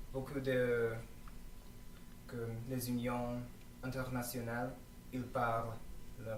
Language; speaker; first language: French; non-native, learner; English